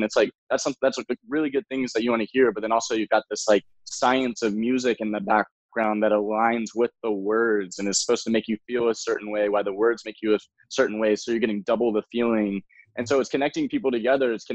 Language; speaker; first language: English; native; English